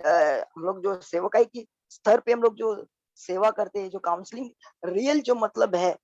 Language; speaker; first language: Hindi; non-native, local second language; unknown